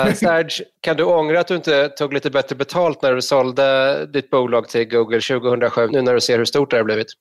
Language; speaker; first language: Swedish; native; Swedish